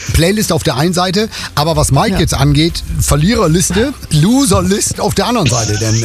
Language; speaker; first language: German; native; German